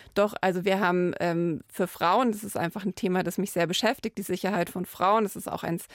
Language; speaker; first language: German; native; German